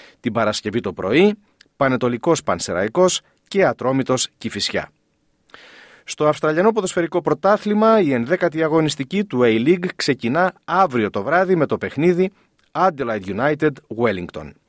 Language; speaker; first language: Greek; native; Greek